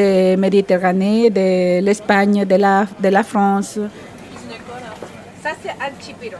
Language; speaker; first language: French; non-native, fluent; Spanish